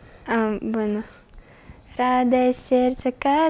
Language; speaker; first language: Spanish; non-native, learner; Russian